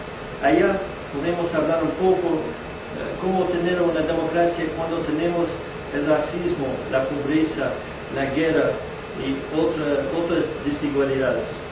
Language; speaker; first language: Spanish; non-native, fluent; English